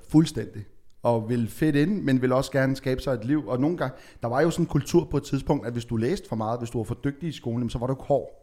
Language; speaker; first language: Danish; native; Danish